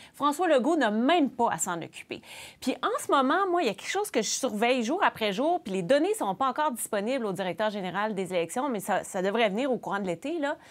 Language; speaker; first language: French; native; French